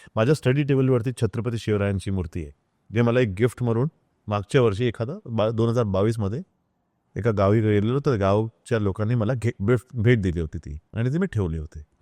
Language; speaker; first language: Marathi; non-native, local second language; Hindi